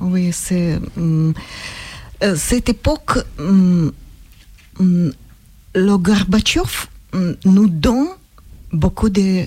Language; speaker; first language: French; non-native, learner; Russian